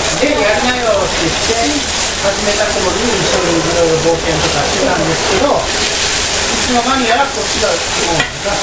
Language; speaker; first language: Japanese; native; Japanese